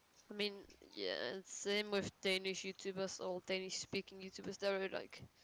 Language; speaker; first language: English; non-native, fluent; Danish